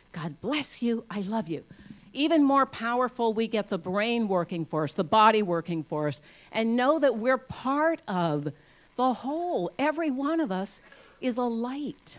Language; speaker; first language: English; native; English